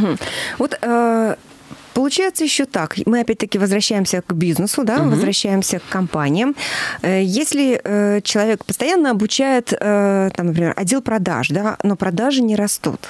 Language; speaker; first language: Russian; native; Russian